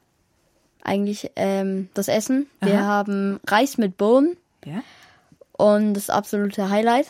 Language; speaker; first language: German; early bilingual, other home language; Kurdish